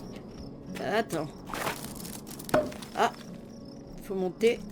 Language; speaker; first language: French; native; French